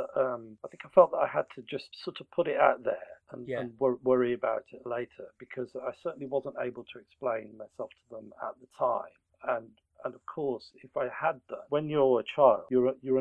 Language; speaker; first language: English; native; English